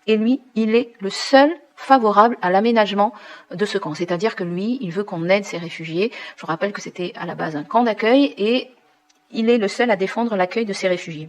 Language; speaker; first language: French; native; French